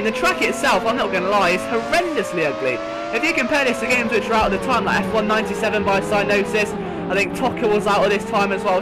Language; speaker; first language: English; native; English